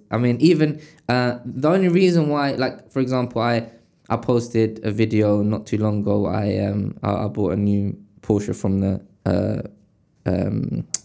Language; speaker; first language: English; native; English